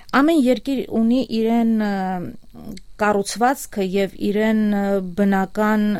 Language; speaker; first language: Armenian; native; Armenian